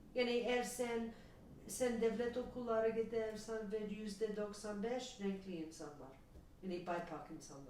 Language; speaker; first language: Turkish; non-native, learner; English